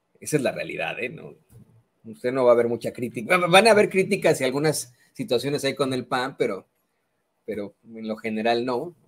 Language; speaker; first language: Spanish; native; Spanish